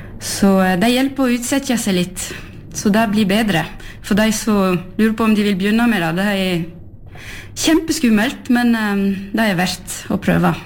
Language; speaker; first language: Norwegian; non-native, fluent; French